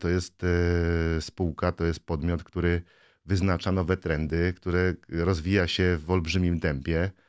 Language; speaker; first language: Polish; native; Polish